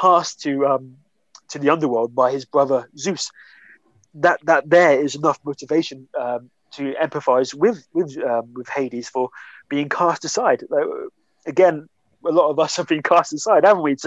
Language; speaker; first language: English; native; English